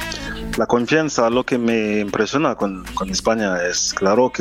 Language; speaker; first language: Spanish; non-native, fluent; French